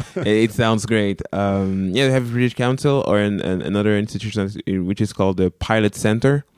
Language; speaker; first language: English; non-native, local second language; French